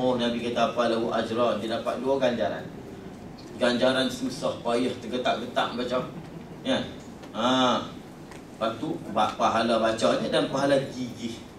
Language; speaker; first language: Malay; native; Malay